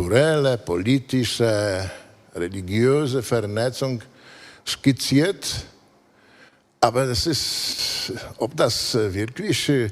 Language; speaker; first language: German; non-native, fluent; Polish